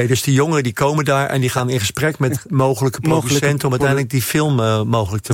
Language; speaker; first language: Dutch; native; Dutch